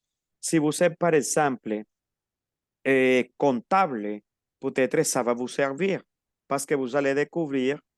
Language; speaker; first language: French; non-native, fluent; Spanish